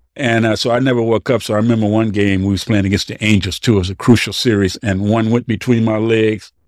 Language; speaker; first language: English; native; English